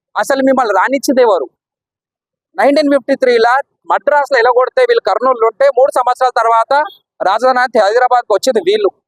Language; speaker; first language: Telugu; native; Telugu